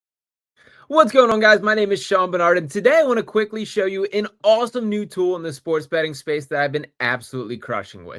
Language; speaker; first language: English; native; English